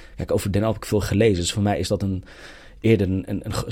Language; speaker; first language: Dutch; native; Dutch